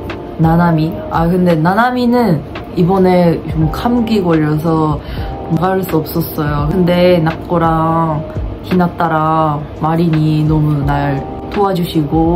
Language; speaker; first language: Korean; non-native, fluent; Japanese